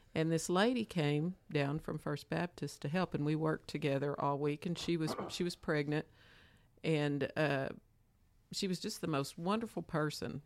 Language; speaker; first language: English; native; English